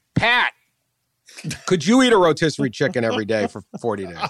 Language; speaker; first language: English; native; English